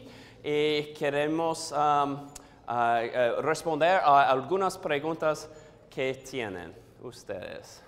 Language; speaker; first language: Spanish; non-native, learner; English